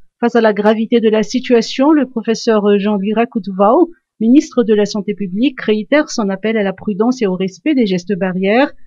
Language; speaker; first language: French; non-native, local second language; Malagasy